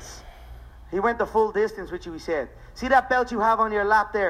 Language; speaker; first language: English; non-native, local second language; Irish